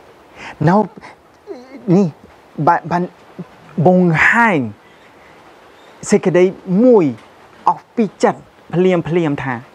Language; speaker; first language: Khmer; non-native, fluent; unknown